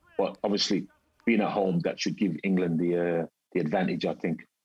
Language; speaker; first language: English; native; English